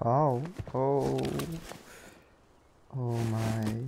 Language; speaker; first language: English; non-native, learner; Russian